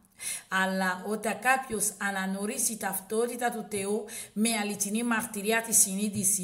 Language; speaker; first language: Greek; non-native, learner; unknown